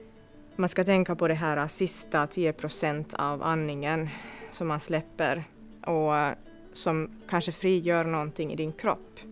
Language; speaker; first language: Swedish; non-native, fluent; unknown